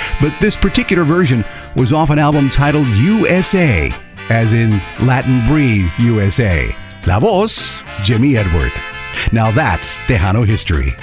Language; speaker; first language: English; early bilingual, other home language; Spanish